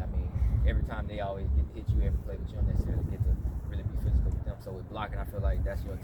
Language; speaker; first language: English; native; English